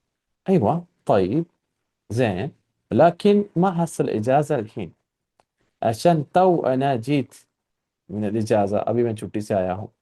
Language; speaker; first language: Arabic; non-native, fluent; Urdu